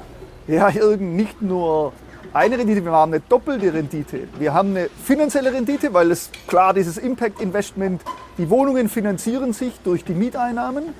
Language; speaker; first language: German; native; German